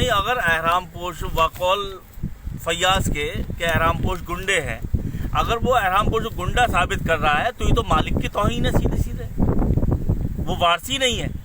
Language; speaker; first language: Urdu; native; Urdu